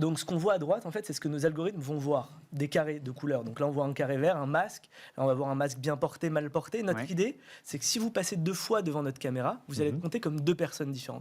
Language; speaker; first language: French; native; French